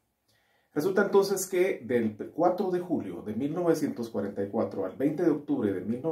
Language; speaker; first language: Spanish; native; Spanish